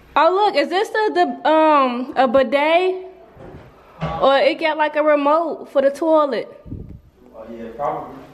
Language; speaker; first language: English; native; English